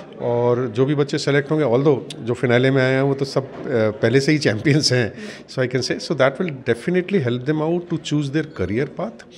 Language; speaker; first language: Hindi; native; Hindi